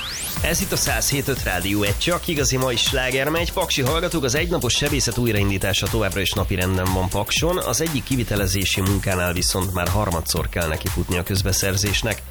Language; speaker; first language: Hungarian; native; Hungarian